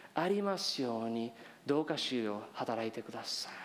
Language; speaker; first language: Japanese; non-native, fluent; English